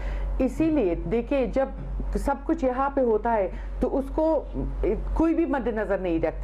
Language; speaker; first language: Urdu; non-native, fluent; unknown